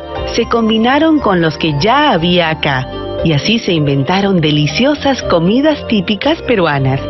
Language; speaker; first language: Spanish; native; Spanish